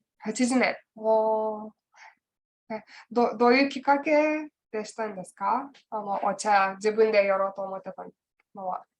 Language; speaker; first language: Japanese; non-native, learner; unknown